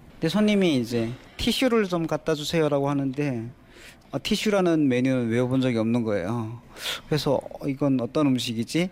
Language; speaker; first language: Korean; native; Korean